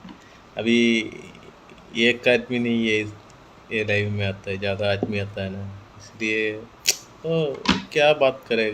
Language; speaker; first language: Hindi; non-native, local second language; Malayalam